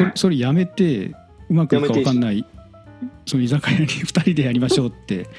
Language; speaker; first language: Japanese; native; Japanese